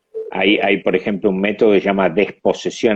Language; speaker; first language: Spanish; native; Spanish